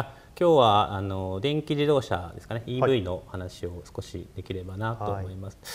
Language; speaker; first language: Japanese; native; Japanese